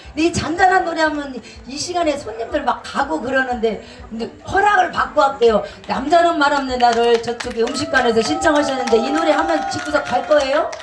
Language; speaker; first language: Korean; native; Korean